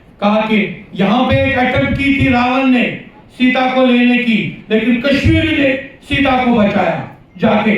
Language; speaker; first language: Urdu; non-native, local second language; Kashmiri